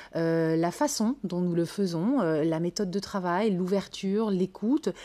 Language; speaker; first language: French; native; French